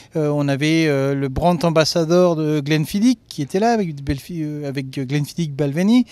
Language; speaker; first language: French; native; French